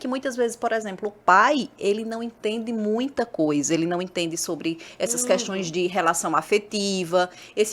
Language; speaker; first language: Portuguese; native; Portuguese